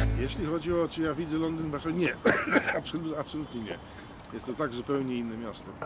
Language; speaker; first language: Polish; early bilingual, heritage; Polish